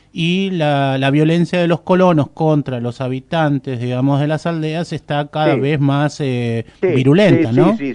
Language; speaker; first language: Spanish; native; Spanish